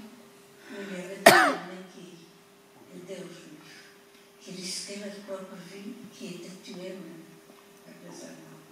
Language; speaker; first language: French; non-native, fluent; Polish